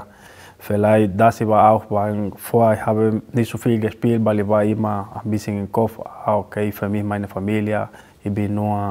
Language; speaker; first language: German; non-native, learner; Spanish